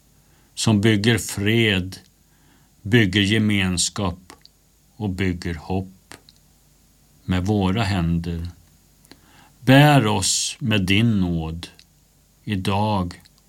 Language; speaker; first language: Swedish; native; Swedish